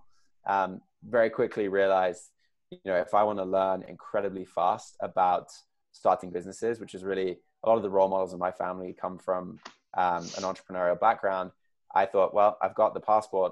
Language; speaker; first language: English; native; English